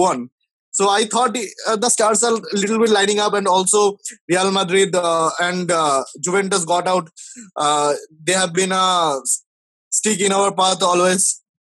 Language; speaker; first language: English; non-native, local second language; Bangla